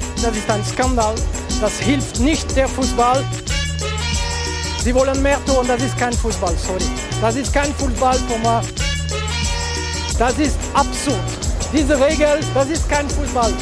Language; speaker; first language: German; non-native, fluent; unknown